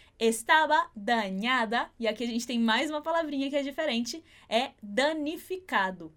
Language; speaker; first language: Portuguese; native; Portuguese